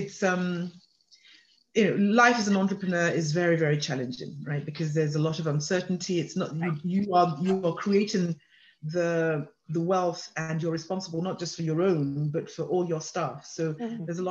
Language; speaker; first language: English; native; English